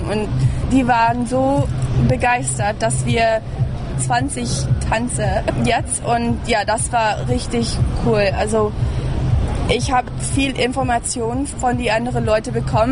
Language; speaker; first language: German; early bilingual, heritage; English